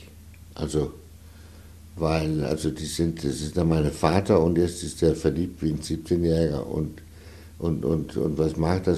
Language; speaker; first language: German; non-native, fluent; Danish